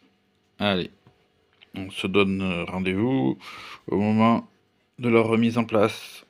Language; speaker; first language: French; native; French